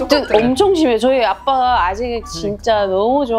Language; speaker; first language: Korean; non-native, fluent; Arabic